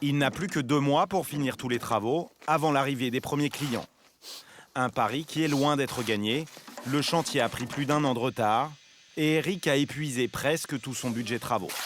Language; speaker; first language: French; native; French